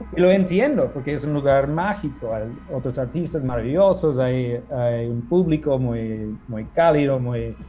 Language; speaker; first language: Spanish; non-native, fluent; English